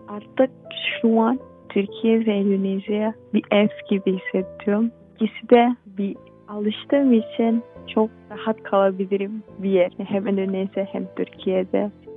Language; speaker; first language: Turkish; non-native, fluent; Indonesian